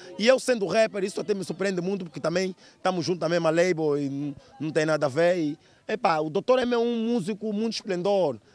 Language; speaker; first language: Portuguese; non-native, local second language; Kongo